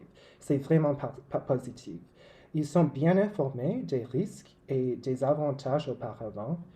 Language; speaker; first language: French; non-native, local second language; English